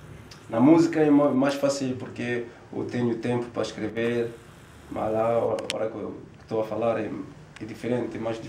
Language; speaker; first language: Portuguese; non-native, learner; French